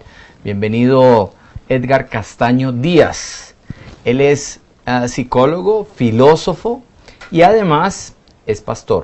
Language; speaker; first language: Spanish; native; Spanish